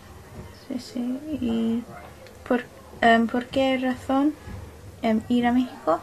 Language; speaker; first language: Spanish; non-native, learner; English